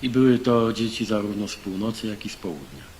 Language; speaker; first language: Polish; native; Polish